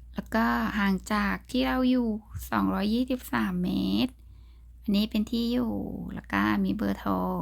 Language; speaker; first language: Thai; native; Thai